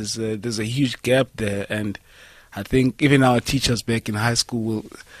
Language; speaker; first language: English; non-native, local second language; Northern Sotho